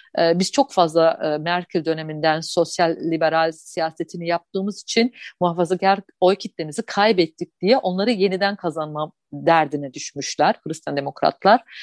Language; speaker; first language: Turkish; early bilingual, heritage; Turkish